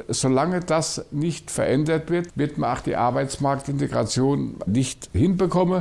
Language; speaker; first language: German; native; German